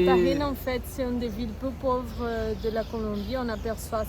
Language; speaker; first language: French; non-native, fluent; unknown